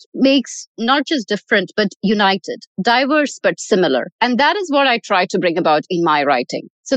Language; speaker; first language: English; non-native, local second language; Malayalam